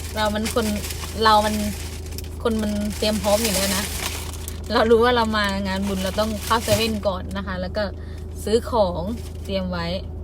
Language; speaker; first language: Thai; non-native, local second language; Khmer